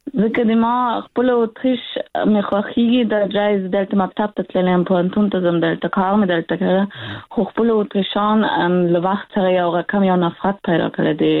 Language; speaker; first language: Pashto; early bilingual, heritage; Pashto